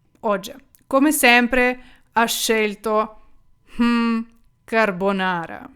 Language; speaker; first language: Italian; non-native, fluent; Ukrainian